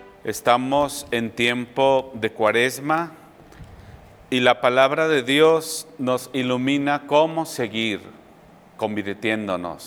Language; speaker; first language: Spanish; native; Spanish